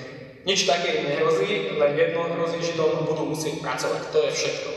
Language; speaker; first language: Slovak; native; Slovak